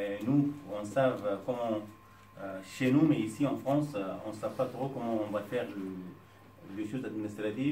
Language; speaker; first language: French; non-native, learner; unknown